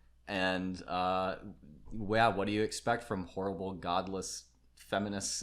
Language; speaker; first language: English; native; English